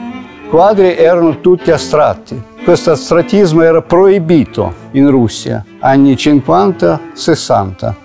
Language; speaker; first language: Italian; non-native, fluent; Russian